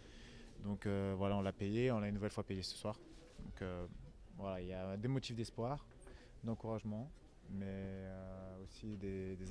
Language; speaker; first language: French; native; French